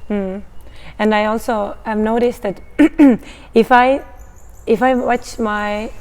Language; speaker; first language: English; non-native, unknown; Estonian